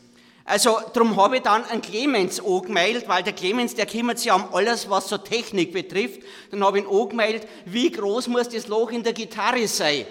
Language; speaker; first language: German; native; German